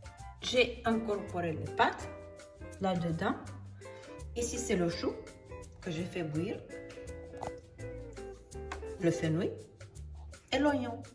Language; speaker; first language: French; non-native, fluent; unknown